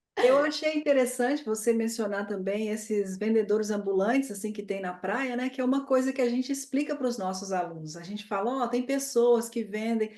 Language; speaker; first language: Portuguese; native; Portuguese